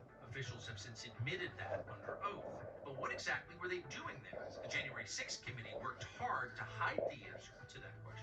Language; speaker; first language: English; native; English